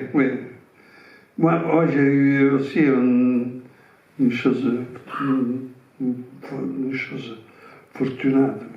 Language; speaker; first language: French; non-native, fluent; Italian